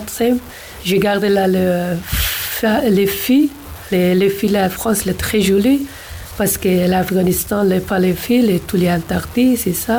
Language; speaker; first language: French; non-native, learner; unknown